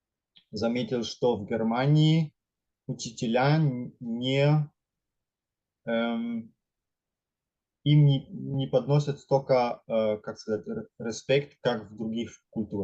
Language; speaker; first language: Russian; non-native, fluent; German